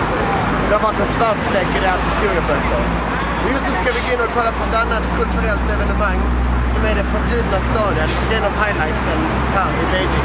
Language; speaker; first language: Swedish; native; Swedish